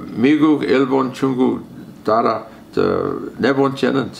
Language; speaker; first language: Korean; non-native, fluent; English